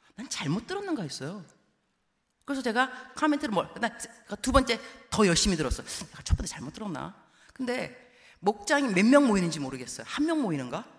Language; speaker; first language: Korean; early bilingual, heritage; Korean